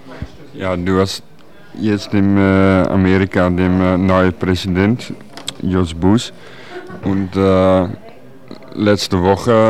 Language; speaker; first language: German; non-native, learner; Dutch